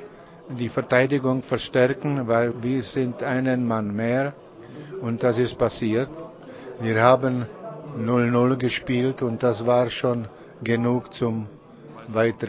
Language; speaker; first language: German; non-native, learner; Czech